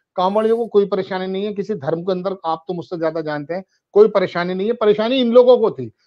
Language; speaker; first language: Hindi; native; Hindi